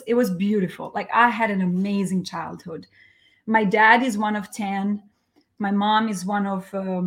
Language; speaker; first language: English; non-native, fluent; Albanian